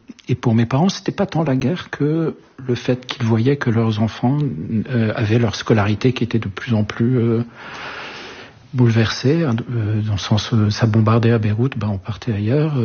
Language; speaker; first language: French; early bilingual, other home language; Arabic